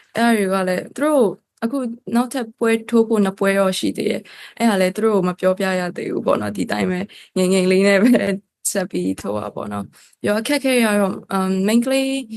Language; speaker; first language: Burmese; non-native, local second language; Kachin